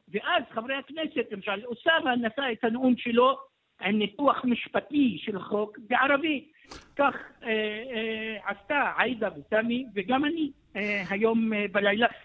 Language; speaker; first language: Hebrew; non-native, local second language; Arabic